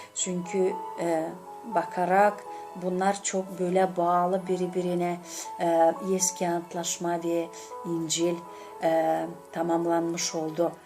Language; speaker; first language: Turkish; non-native, learner; Gagauz